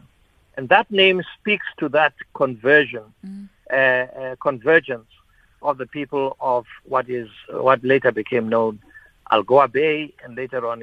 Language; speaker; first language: English; non-native, local second language; Xhosa